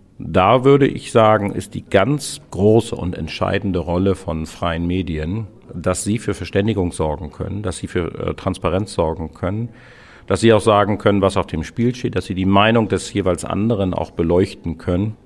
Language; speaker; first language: German; native; German